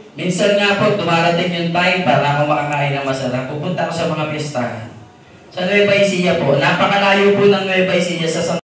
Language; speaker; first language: Filipino; native; Filipino